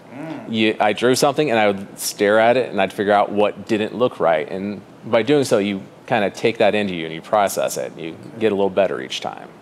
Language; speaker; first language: English; native; English